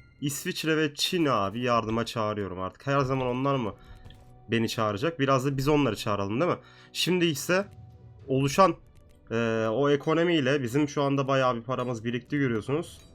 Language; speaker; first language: Turkish; native; Turkish